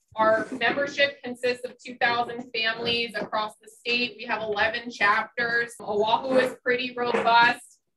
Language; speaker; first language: English; native; English